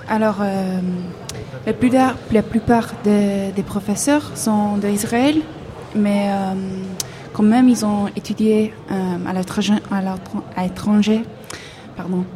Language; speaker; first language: French; non-native, fluent; Hebrew